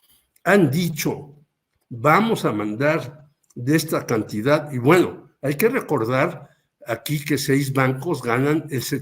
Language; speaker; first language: Spanish; native; Spanish